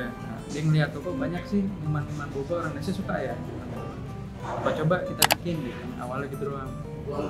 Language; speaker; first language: Indonesian; native; Indonesian